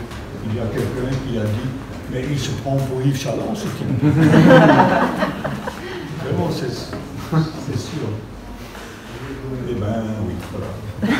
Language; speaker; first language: French; non-native, local second language; Dutch